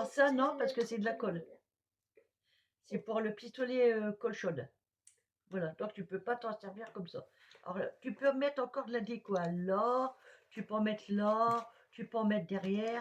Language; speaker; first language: French; native; French